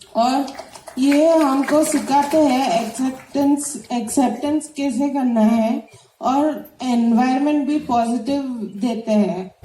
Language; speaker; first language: Hindi; non-native, local second language; Telugu